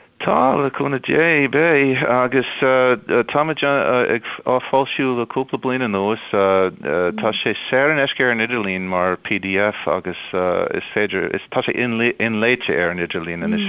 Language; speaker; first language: Irish; non-native, fluent; English